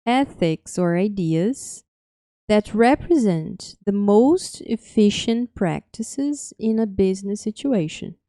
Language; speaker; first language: English; non-native, fluent; Portuguese